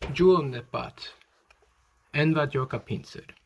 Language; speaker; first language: Hungarian; non-native, learner; English